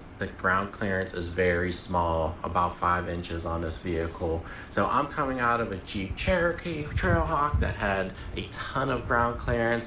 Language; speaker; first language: English; native; English